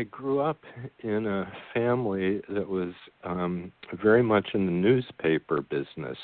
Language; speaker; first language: English; native; English